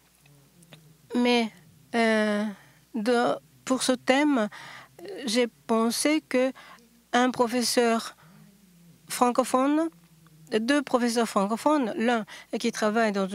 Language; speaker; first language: French; non-native, learner; Japanese